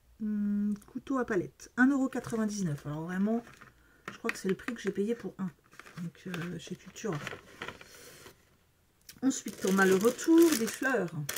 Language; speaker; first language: French; native; French